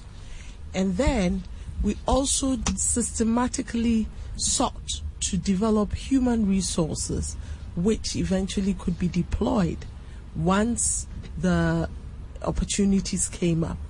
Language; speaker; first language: English; non-native, local second language; Akan